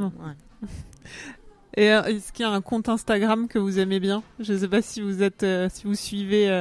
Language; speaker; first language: French; native; French